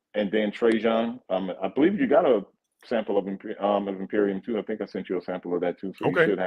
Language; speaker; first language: English; native; English